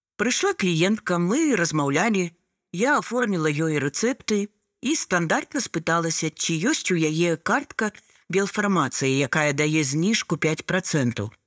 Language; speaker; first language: Belarusian; non-native, local second language; Russian